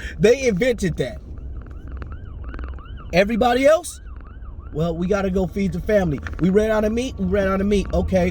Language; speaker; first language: English; native; English